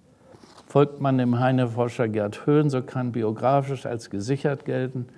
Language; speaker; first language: German; native; German